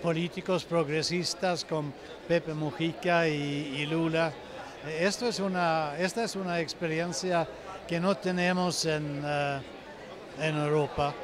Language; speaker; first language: Spanish; non-native, fluent; Swedish